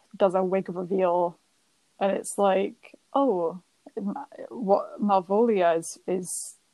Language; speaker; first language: English; native; English